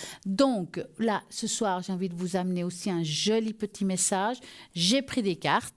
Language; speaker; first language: French; native; French